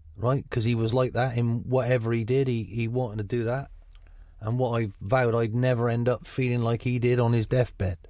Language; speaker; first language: English; native; English